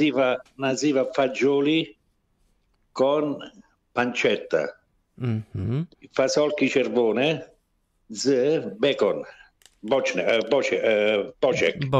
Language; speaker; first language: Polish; non-native, learner; Italian